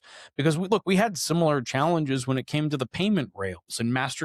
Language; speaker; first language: English; native; English